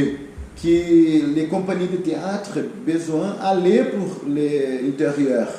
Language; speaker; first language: French; non-native, learner; Portuguese